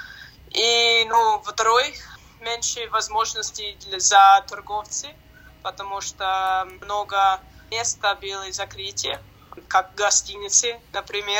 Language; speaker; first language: Russian; non-native, learner; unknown